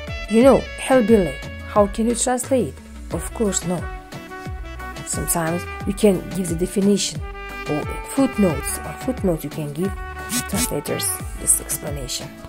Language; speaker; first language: English; non-native, fluent; Uzbek